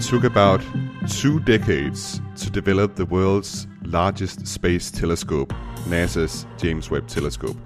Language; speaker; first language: English; non-native, fluent; Danish